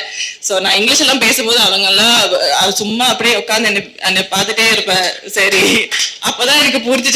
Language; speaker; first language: Tamil; non-native, learner; Malayalam